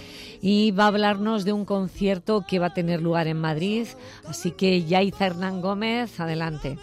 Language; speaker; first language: Spanish; native; Spanish